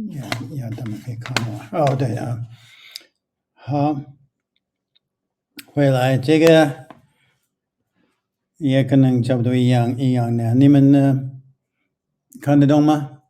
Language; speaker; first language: Chinese; non-native, fluent; English